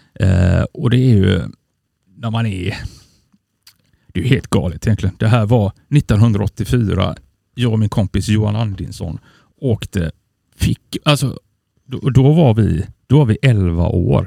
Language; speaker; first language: Swedish; native; Swedish